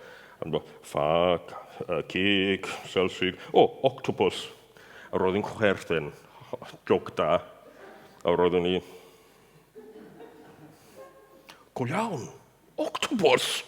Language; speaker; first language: Welsh; non-native, fluent; English